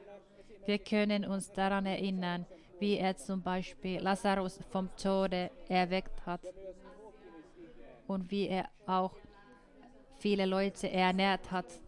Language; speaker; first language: German; non-native, fluent; Finnish